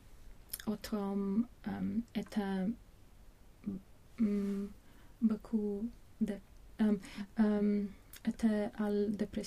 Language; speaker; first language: French; non-native, learner; Latvian